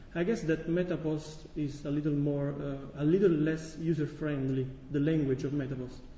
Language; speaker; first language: English; non-native, fluent; Italian